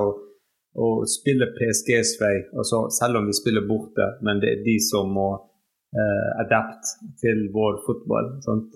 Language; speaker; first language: Norwegian; non-native, fluent; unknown